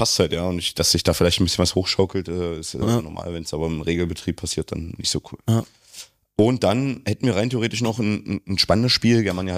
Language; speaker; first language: German; native; German